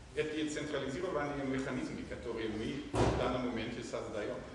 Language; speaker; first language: Russian; non-native, fluent; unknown